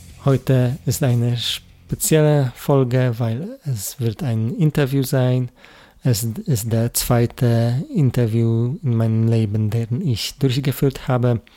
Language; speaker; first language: German; non-native, learner; Polish